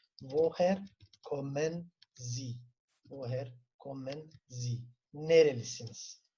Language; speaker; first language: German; non-native, fluent; Turkish